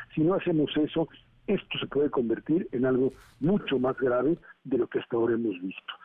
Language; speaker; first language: Spanish; native; Spanish